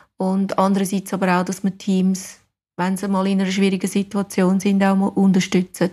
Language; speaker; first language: German; non-native, fluent; English